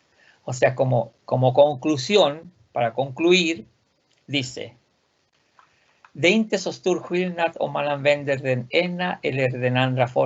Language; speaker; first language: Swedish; non-native, fluent; Spanish